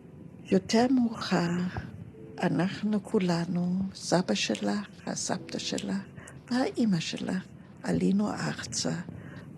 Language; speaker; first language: Hebrew; non-native, fluent; German